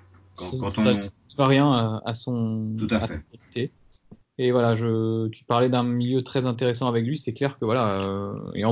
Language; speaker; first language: French; native; French